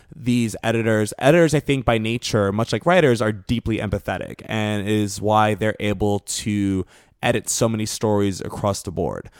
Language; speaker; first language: English; native; English